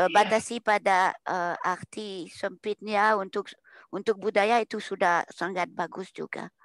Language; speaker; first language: Indonesian; non-native, fluent; French